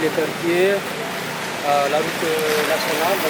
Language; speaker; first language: French; non-native, local second language; Malagasy